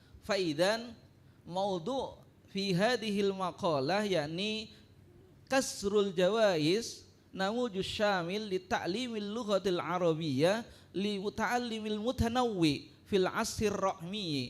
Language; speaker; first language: Arabic; non-native, fluent; Indonesian